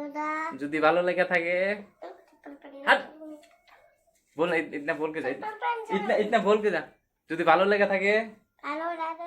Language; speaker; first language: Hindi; non-native, local second language; Bangla